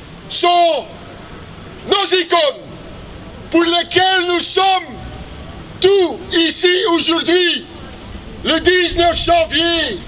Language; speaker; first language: French; non-native, local second language; Dutch